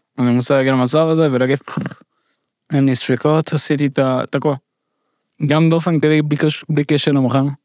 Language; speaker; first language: Hebrew; early bilingual, other home language; Russian